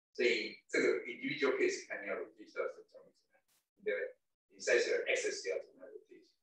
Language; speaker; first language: Chinese; native; Chinese